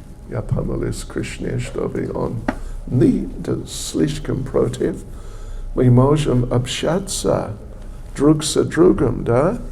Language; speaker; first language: Russian; non-native, learner; English